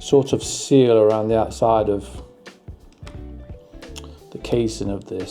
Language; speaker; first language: English; native; English